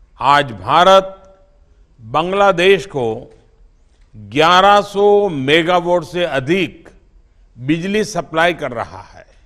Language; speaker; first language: Hindi; non-native, local second language; Gujarati